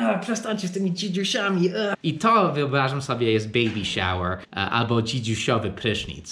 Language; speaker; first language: Polish; non-native, fluent; English